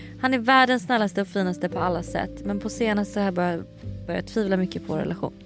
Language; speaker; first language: Swedish; native; Swedish